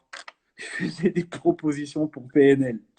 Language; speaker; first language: French; native; French